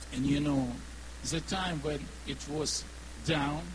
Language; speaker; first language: English; non-native, learner; Ukrainian